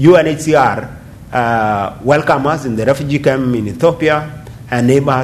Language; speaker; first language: English; non-native, fluent; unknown